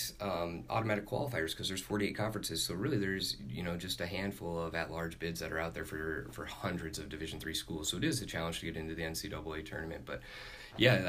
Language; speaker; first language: English; native; English